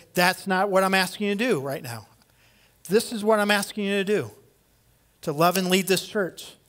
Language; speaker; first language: English; native; English